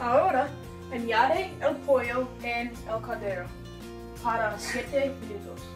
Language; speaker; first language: Spanish; non-native, learner; English